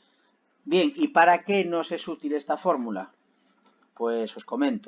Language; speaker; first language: Spanish; native; Spanish